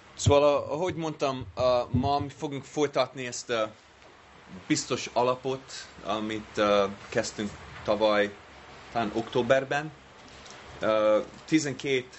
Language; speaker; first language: Hungarian; non-native, fluent; English